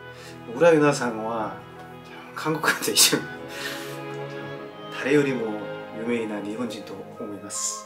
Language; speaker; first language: Japanese; non-native, fluent; Korean